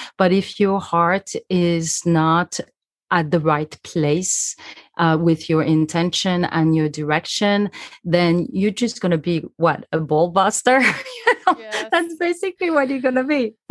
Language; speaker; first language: English; non-native, fluent; French